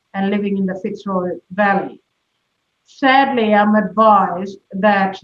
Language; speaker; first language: English; non-native, local second language; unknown